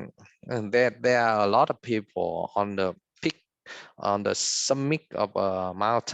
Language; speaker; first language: English; non-native, fluent; Vietnamese